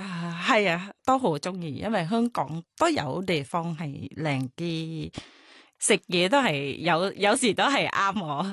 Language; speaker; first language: Cantonese; non-native, learner; Thai